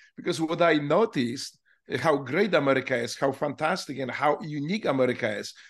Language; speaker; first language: English; non-native, fluent; Polish